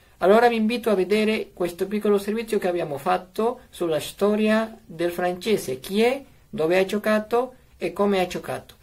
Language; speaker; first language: Italian; non-native, fluent; Spanish